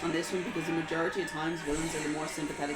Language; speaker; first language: English; native; English